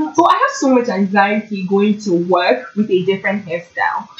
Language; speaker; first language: English; non-native, local second language; Yoruba